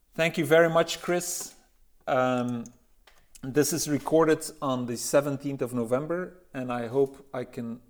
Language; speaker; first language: English; non-native, fluent; Dutch